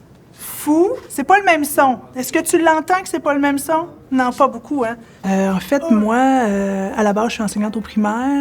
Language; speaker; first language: French; native; French